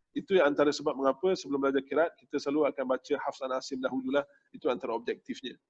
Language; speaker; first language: Malay; native; Malay